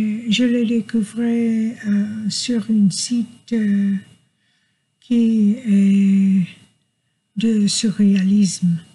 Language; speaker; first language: French; non-native, learner; English